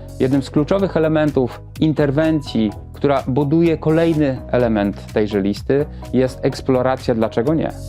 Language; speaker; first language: Polish; native; Polish